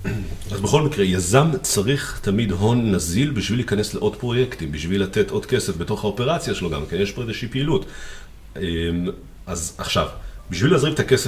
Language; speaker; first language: Hebrew; native; Hebrew